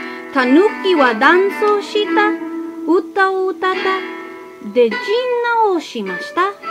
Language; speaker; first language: Japanese; non-native, learner; English